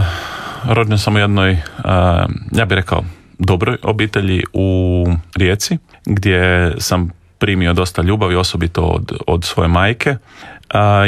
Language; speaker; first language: Croatian; native; Croatian